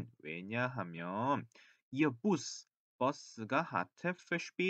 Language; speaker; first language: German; non-native, fluent; Korean